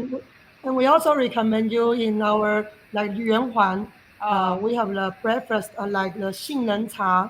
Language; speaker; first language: English; non-native, learner; Chinese